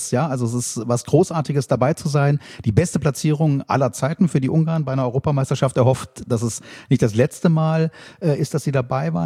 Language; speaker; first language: German; native; German